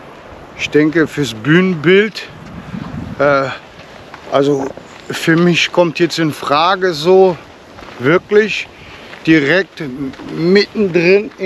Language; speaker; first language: German; native; German